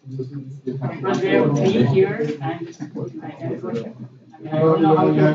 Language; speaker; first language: English; non-native, fluent; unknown